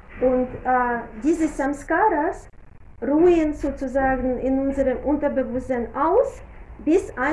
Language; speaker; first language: German; non-native, fluent; Russian